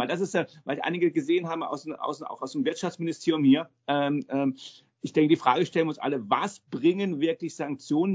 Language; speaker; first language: German; native; German